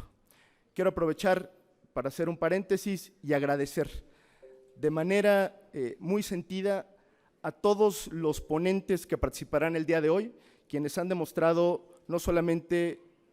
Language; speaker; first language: Spanish; native; Spanish